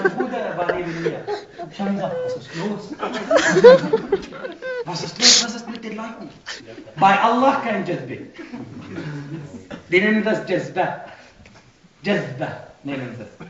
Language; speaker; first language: German; non-native, fluent; Arabic